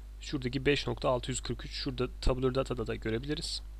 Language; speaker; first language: Turkish; native; Turkish